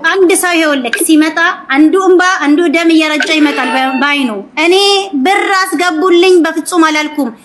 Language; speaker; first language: Amharic; native; Amharic